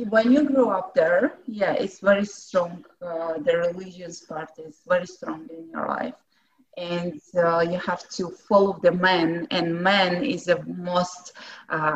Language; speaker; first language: English; non-native, fluent; Russian